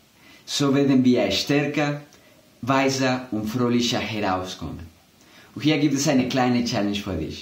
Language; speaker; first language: German; non-native, fluent; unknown